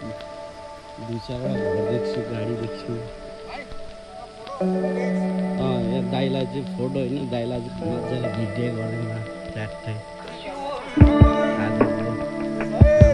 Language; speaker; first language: Nepali; native; Nepali